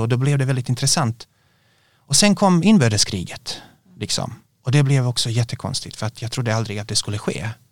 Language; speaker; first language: Swedish; non-native, fluent; Bosnian